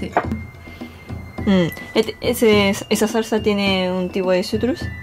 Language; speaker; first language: Spanish; non-native, fluent; Japanese